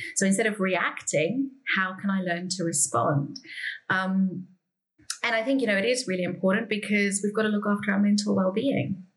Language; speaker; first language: English; native; English